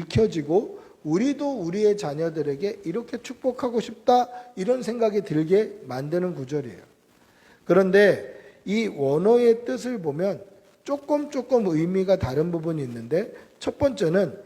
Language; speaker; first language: Korean; native; Korean